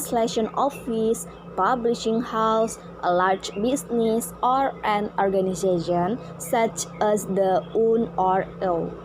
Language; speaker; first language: English; non-native, learner; Indonesian